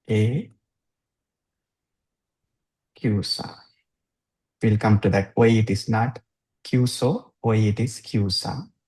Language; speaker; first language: Italian; non-native, fluent; Tamil